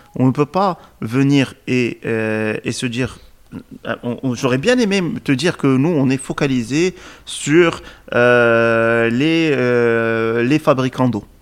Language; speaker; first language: French; non-native, local second language; Arabic